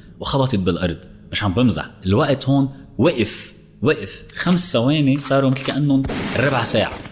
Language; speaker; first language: Arabic; native; Arabic